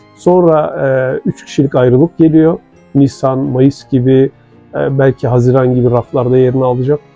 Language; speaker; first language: Turkish; non-native, local second language; Kurdish